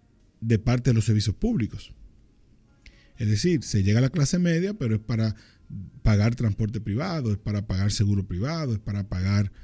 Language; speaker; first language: Spanish; native; Spanish